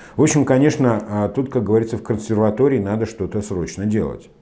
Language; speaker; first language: Russian; native; Russian